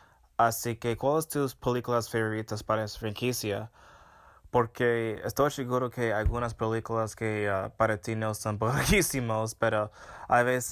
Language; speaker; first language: Spanish; non-native, fluent; English